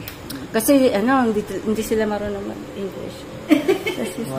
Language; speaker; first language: Filipino; native; Filipino